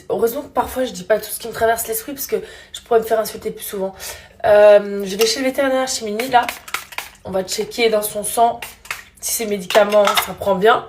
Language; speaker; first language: French; native; French